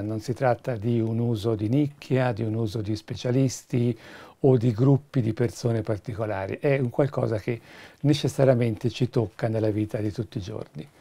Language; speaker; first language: Italian; native; Italian